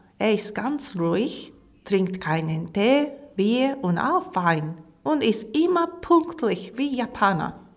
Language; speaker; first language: German; non-native, learner; Japanese